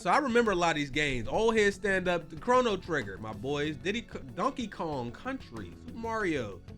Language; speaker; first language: English; native; English